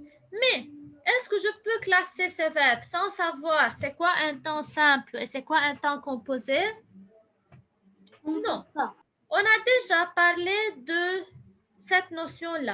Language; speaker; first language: French; non-native, local second language; Arabic